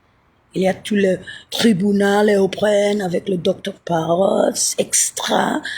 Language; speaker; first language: French; non-native, fluent; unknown